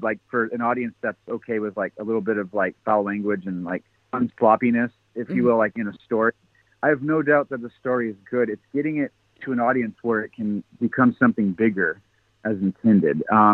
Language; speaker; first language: English; native; English